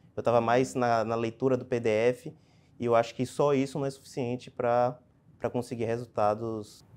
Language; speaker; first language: Portuguese; native; Portuguese